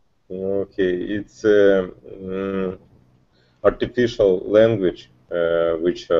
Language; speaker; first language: English; non-native, learner; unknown